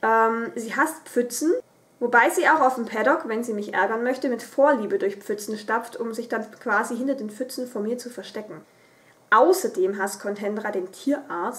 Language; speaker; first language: German; native; German